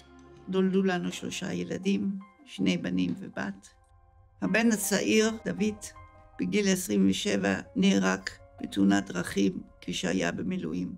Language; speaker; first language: Hebrew; early bilingual, other home language; Dutch